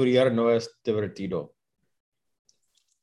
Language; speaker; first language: Spanish; non-native, learner; English